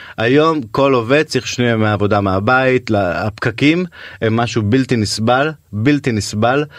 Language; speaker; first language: Hebrew; native; Hebrew